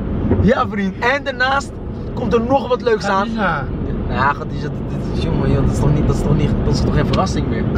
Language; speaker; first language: Dutch; native; Dutch